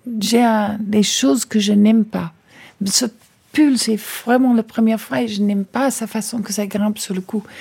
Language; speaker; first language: French; non-native, fluent; English